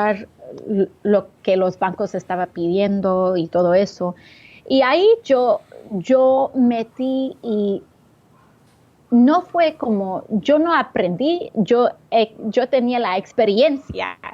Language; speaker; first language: Spanish; early bilingual, heritage; English